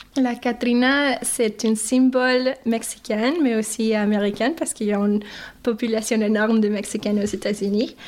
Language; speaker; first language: French; non-native, fluent; English